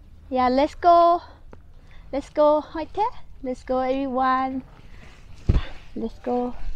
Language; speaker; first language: English; non-native, learner; Thai